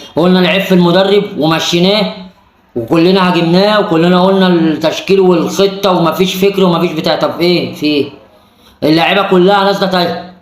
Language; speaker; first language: Arabic; native; Arabic